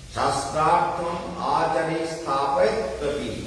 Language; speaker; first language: Hindi; non-native, local second language; Bangla